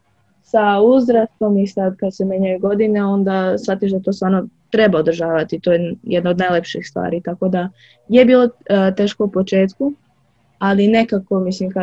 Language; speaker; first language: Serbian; early bilingual, other home language; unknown